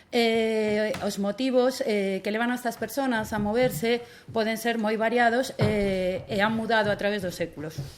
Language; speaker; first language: Galician; non-native, local second language; Spanish